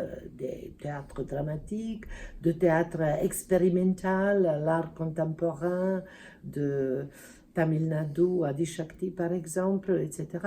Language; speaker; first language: French; non-native, fluent; Serbian